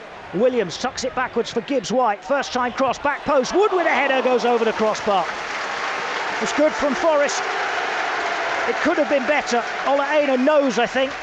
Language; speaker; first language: English; native; English